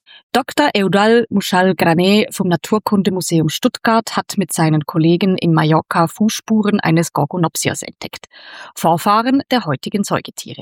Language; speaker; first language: German; native; German